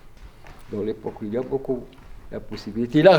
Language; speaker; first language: French; non-native, learner; Arabic